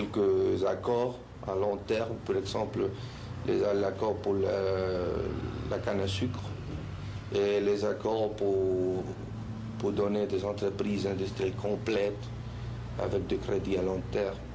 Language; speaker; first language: French; non-native, fluent; Spanish